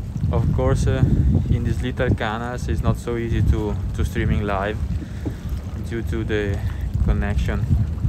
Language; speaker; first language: English; non-native, fluent; Italian